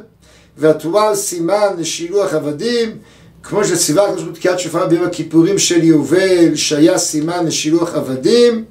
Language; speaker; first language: Hebrew; native; Hebrew